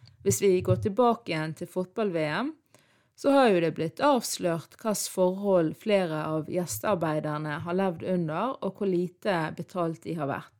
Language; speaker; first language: Norwegian; early bilingual, other home language; Arabic